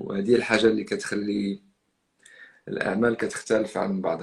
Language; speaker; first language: Arabic; native; Arabic